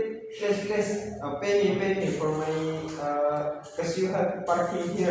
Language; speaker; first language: English; non-native, learner; Indonesian